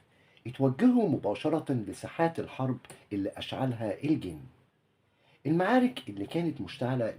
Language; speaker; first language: Arabic; native; Arabic